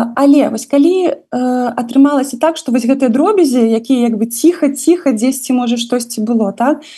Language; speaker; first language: Belarusian; non-native, local second language; Russian